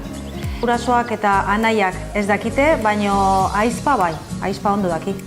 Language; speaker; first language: Basque; non-native, local second language; Spanish